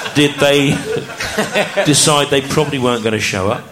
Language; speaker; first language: English; native; English